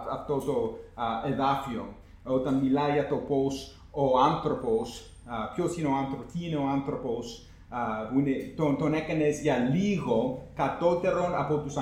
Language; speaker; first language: Greek; non-native, fluent; English